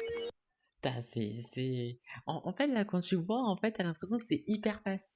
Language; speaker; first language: French; native; French